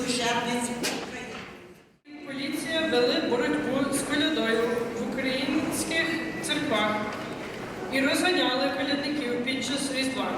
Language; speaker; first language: Ukrainian; native; Ukrainian